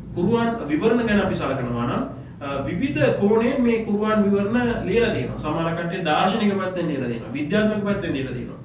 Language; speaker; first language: Sinhala; non-native, local second language; Tamil